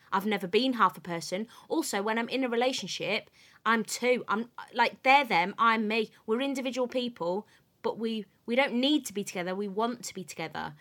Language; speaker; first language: English; native; English